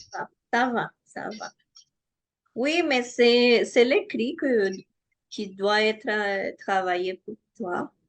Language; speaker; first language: French; non-native, fluent; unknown